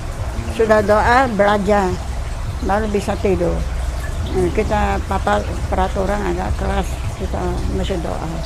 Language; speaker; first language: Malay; non-native, local second language; Min Nan Chinese